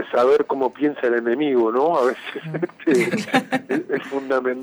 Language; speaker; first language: Spanish; native; Spanish